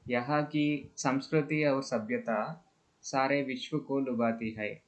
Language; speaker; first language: Hindi; non-native, local second language; Telugu